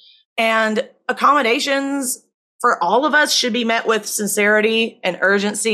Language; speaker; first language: English; native; English